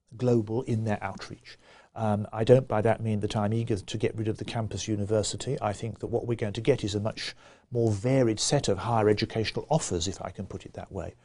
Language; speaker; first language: English; native; English